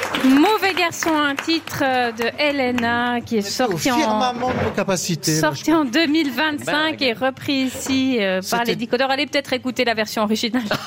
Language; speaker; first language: French; native; French